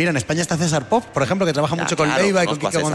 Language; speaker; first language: Spanish; native; Spanish